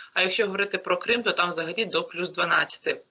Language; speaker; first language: Ukrainian; native; Ukrainian